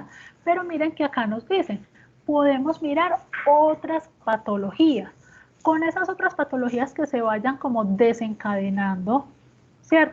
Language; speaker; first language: Spanish; native; Spanish